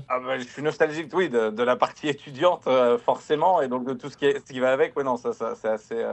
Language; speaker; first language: French; native; French